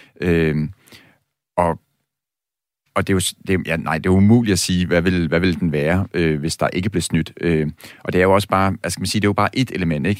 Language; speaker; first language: Danish; native; Danish